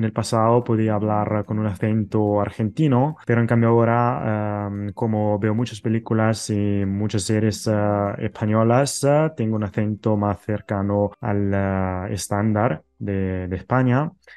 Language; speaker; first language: Spanish; non-native, fluent; Italian